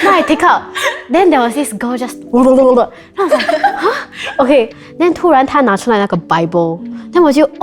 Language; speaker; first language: Chinese; non-native, local second language; English